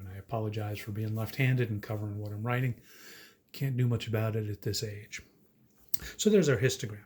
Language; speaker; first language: English; native; English